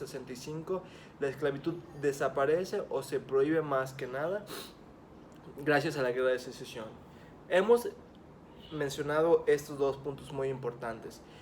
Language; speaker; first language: Spanish; native; Spanish